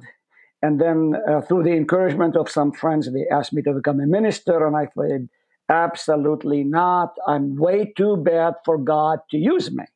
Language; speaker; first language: English; non-native, fluent; Hebrew